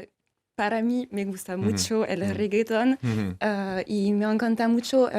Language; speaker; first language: Spanish; non-native, fluent; French